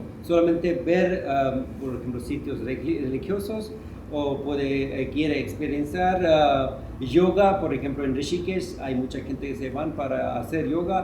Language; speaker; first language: Spanish; non-native, fluent; Hindi